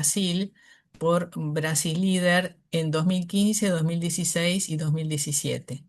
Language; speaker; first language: Spanish; native; Spanish